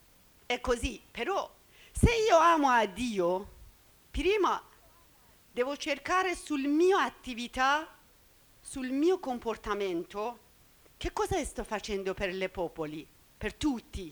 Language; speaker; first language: Italian; non-native, learner; Persian